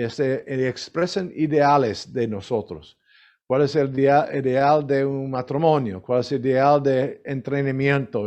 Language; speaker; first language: Spanish; non-native, learner; English